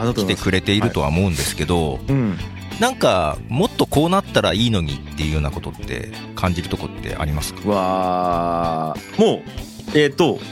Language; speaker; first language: Japanese; native; Japanese